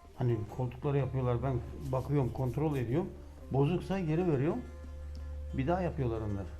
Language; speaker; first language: Turkish; native; Turkish